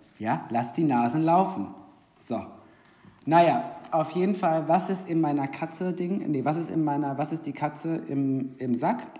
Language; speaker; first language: German; native; German